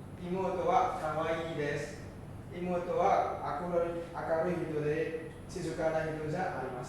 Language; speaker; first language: Japanese; non-native, learner; Indonesian